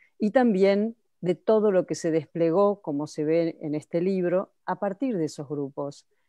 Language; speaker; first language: Spanish; native; Spanish